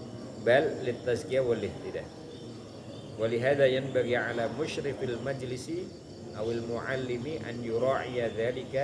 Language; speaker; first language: Arabic; non-native, fluent; Indonesian